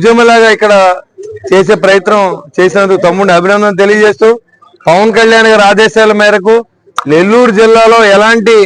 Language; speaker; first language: Telugu; native; Telugu